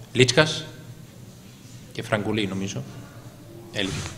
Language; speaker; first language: Greek; non-native, learner; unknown